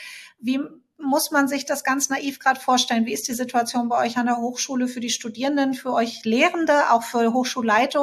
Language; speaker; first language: German; native; German